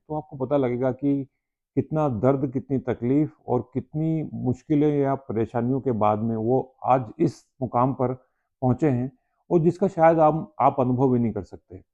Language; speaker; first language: Hindi; native; Hindi